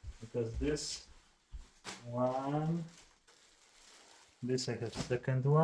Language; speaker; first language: English; non-native, learner; Polish